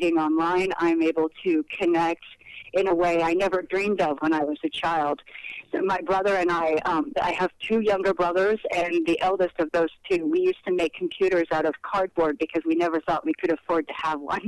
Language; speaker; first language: English; native; English